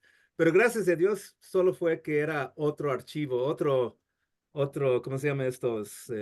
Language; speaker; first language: Spanish; non-native, fluent; English